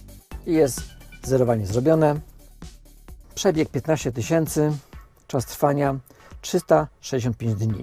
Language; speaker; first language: Polish; native; Polish